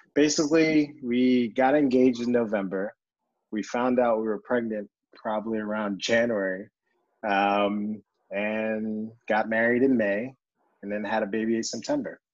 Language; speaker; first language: English; early bilingual, other home language; Yoruba